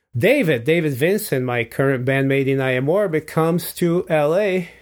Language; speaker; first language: English; non-native, fluent; Portuguese